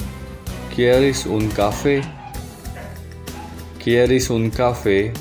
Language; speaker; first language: Spanish; non-native, fluent; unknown